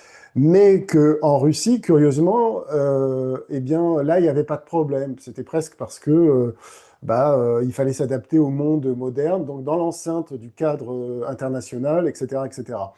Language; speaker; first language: French; native; French